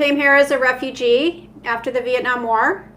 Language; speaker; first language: English; native; English